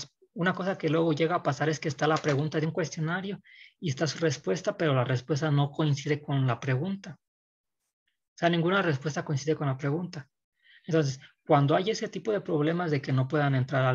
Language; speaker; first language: Spanish; native; Spanish